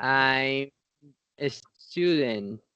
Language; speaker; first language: English; non-native, learner; Spanish